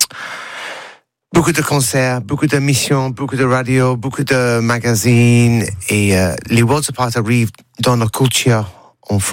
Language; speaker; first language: French; non-native, learner; English